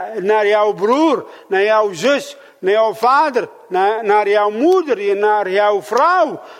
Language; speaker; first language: Dutch; non-native, fluent; Arabic